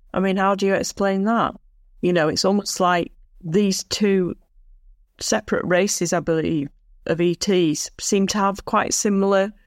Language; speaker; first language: English; native; English